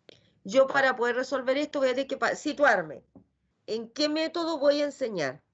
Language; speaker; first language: Spanish; native; Spanish